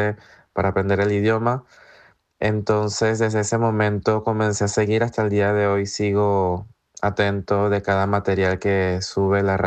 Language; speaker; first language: Spanish; native; Spanish